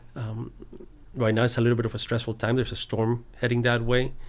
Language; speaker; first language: English; early bilingual, other home language; Spanish